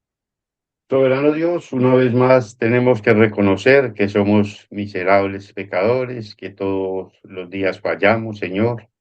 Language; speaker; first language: Spanish; native; Spanish